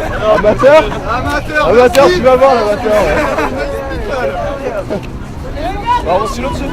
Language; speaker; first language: French; native; French